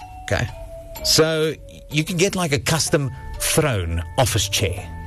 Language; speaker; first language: English; non-native, local second language; Afrikaans